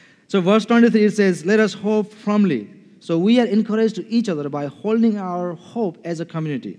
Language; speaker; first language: English; non-native, fluent; Nepali